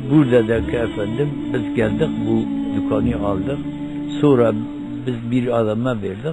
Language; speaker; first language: Turkish; non-native, local second language; Kurdish